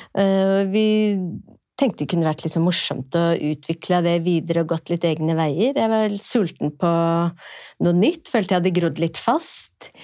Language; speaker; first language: Norwegian; native; Norwegian